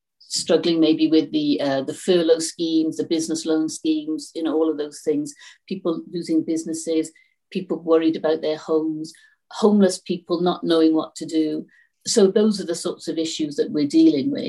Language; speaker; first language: English; native; English